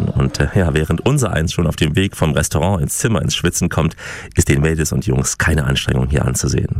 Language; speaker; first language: German; native; German